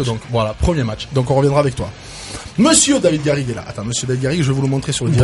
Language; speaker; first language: French; native; French